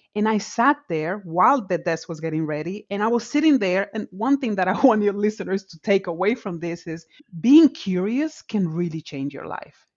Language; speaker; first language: English; non-native, fluent; Spanish